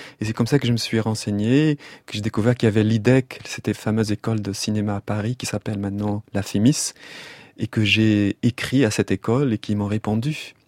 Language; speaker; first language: French; non-native, local second language; Arabic